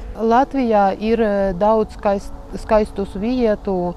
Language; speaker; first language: Latvian; non-native, learner; Ukrainian